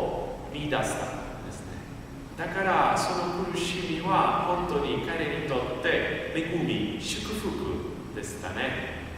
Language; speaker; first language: Japanese; non-native, fluent; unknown